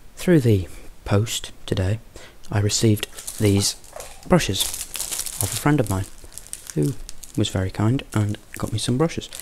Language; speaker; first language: English; native; English